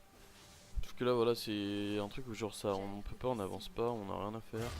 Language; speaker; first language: French; native; French